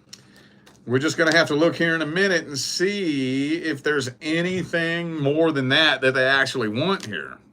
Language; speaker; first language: English; native; English